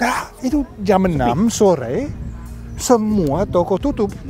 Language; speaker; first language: Indonesian; non-native, fluent; Dutch